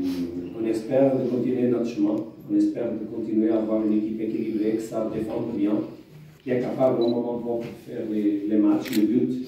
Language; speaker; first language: French; non-native, fluent; Portuguese